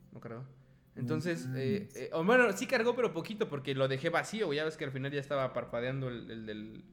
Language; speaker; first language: Spanish; native; Spanish